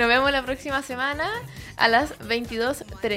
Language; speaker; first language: Spanish; native; Spanish